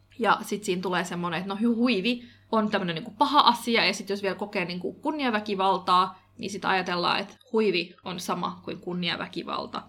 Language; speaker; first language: Finnish; early bilingual, other home language; Kurdish